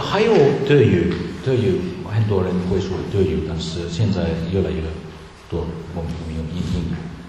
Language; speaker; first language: Chinese; non-native, learner; Finnish